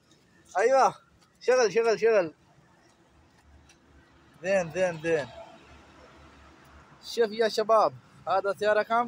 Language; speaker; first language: Arabic; non-native, learner; Punjabi